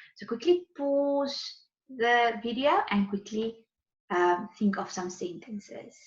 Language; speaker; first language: English; non-native, local second language; Afrikaans